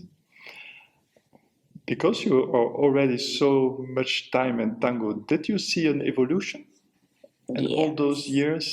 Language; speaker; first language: English; non-native, fluent; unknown